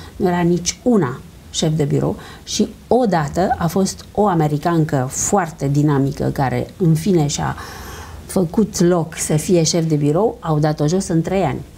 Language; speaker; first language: Romanian; early bilingual, heritage; Romanian